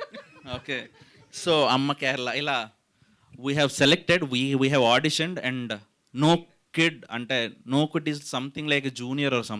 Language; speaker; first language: Telugu; native; Telugu